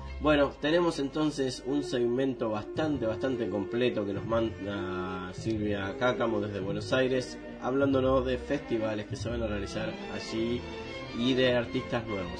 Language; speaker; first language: Spanish; native; Spanish